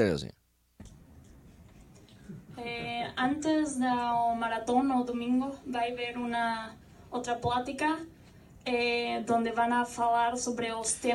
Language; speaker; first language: Portuguese; non-native, fluent; Spanish